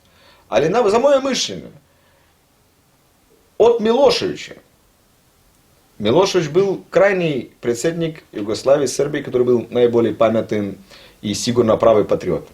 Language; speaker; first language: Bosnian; non-native, learner; Russian